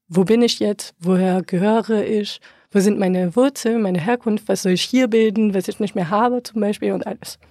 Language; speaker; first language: German; non-native, fluent; French